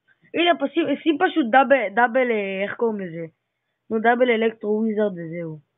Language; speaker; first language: Hebrew; native; Hebrew